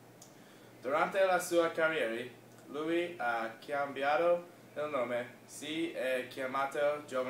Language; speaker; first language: Italian; non-native, learner; English